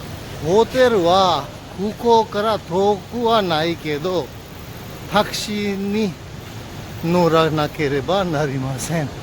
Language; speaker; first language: Japanese; non-native, fluent; Urdu